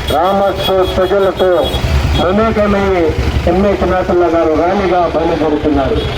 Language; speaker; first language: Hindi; non-native, local second language; Urdu